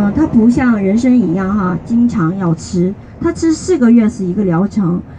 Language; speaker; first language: Chinese; early bilingual, heritage; Chinese